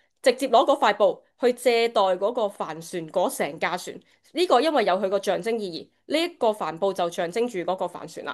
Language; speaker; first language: Cantonese; native; Cantonese